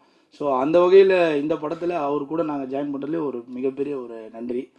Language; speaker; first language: Tamil; native; Tamil